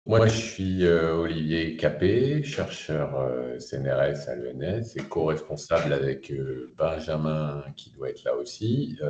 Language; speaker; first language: French; native; French